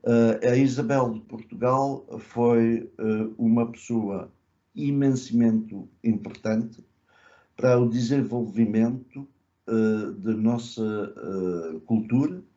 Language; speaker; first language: Portuguese; early bilingual, other home language; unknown